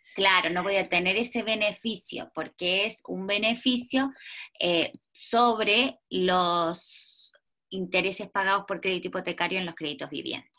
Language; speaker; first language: Spanish; native; Spanish